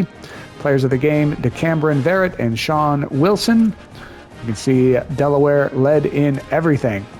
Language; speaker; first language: English; native; English